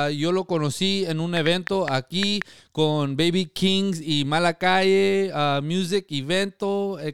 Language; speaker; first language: Spanish; early bilingual, other home language; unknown